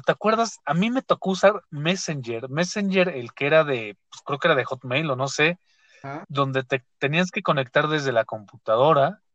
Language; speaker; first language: Spanish; native; Spanish